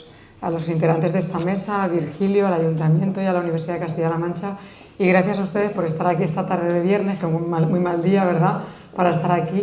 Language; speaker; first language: Spanish; native; Spanish